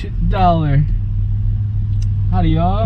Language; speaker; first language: Turkish; non-native, learner; English